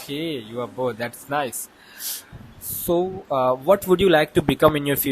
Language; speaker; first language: English; non-native, fluent; Hindi